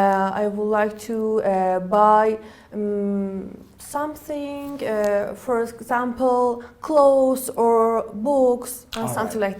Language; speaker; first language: English; non-native, learner; Persian